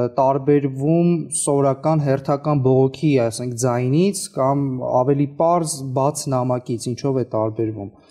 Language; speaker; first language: Armenian; native; Armenian